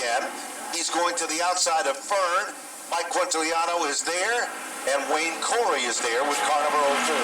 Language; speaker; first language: English; native; English